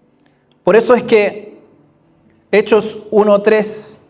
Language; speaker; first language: Spanish; native; Spanish